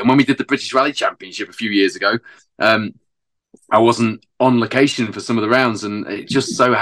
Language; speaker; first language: English; native; English